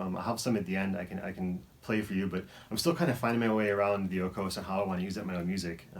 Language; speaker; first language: English; native; English